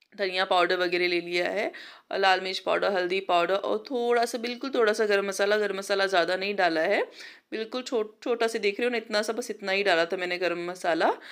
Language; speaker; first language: Hindi; non-native, local second language; Marathi